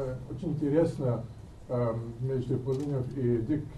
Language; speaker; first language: Russian; non-native, learner; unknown